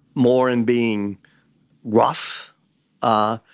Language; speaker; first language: English; native; English